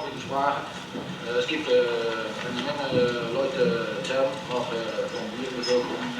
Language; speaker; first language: German; non-native, learner; Dutch